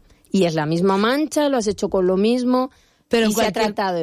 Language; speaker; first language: Spanish; native; Spanish